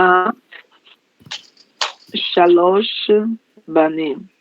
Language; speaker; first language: Hebrew; non-native, learner; English